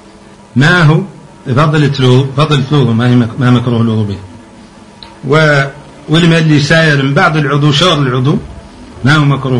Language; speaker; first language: Arabic; native; Arabic